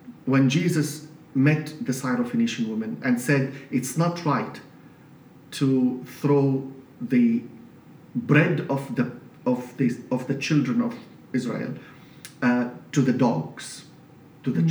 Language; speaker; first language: English; non-native, fluent; Arabic